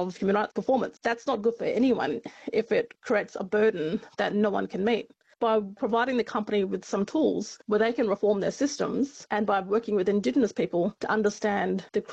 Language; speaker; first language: English; native; English